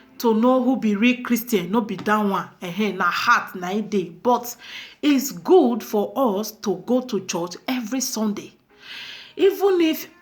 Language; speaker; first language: Nigerian Pidgin; native; Nigerian Pidgin